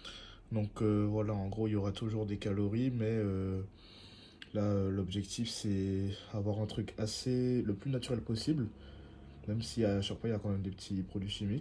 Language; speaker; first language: French; native; French